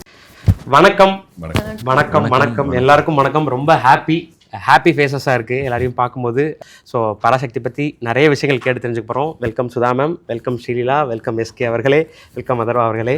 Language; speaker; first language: Tamil; native; Tamil